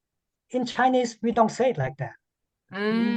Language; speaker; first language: English; non-native, learner; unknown